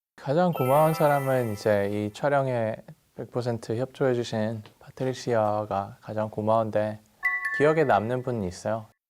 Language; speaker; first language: Korean; native; Korean